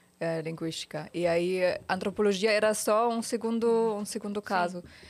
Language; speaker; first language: Portuguese; non-native, fluent; German